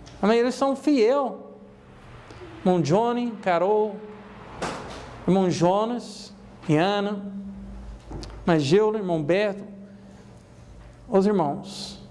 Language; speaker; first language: Portuguese; non-native, fluent; English